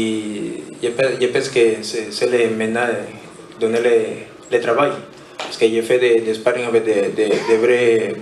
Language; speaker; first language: French; non-native, learner; Spanish